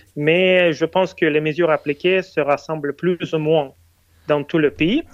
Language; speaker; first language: French; non-native, fluent; Russian